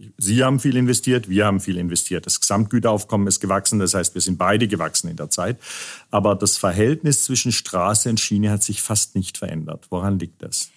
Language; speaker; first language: German; native; German